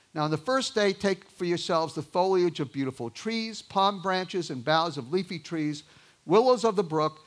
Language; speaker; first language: English; native; English